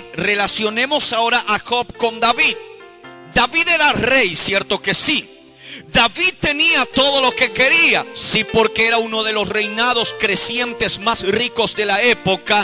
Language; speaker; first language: Spanish; native; Spanish